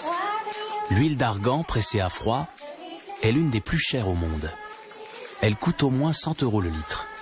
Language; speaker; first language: French; native; French